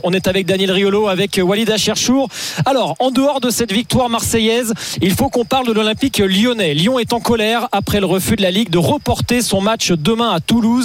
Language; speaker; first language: French; native; French